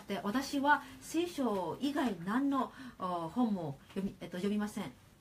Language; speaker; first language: Japanese; non-native, fluent; Burmese